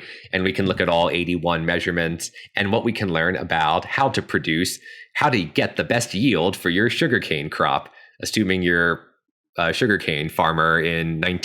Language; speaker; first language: English; native; English